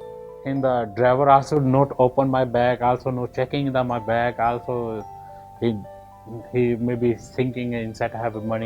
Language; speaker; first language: English; non-native, learner; Urdu